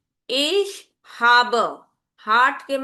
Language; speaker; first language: German; non-native, learner; Hindi